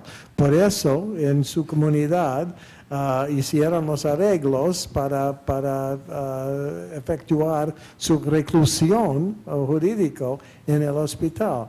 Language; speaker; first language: Spanish; non-native, fluent; English